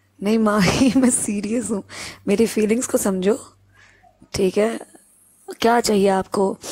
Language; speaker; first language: Urdu; non-native, local second language; Punjabi